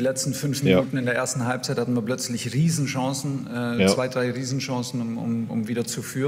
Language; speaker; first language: German; native; German